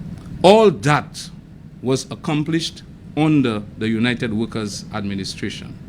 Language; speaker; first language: English; non-native, local second language; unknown